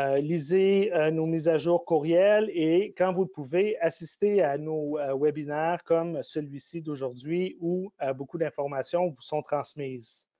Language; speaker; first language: French; native; French